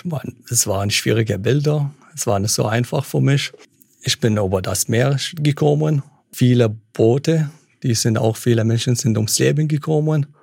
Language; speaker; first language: German; non-native, fluent; Arabic